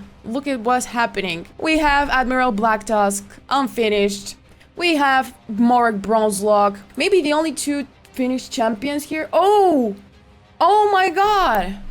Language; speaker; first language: English; non-native, fluent; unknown